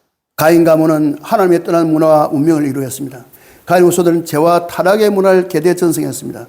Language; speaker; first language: Korean; native; Korean